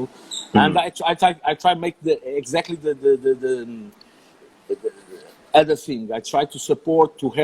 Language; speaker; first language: English; non-native, learner; Portuguese